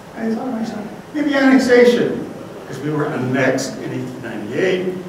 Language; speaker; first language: English; native; English